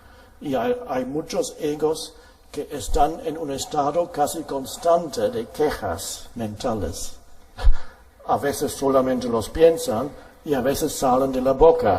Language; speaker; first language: Spanish; non-native, fluent; German